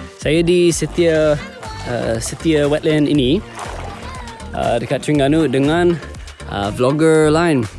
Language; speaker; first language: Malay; non-native, fluent; English